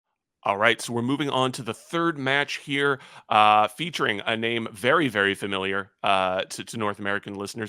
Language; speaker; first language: English; native; English